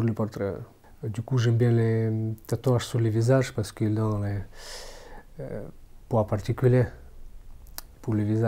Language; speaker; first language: French; non-native, fluent; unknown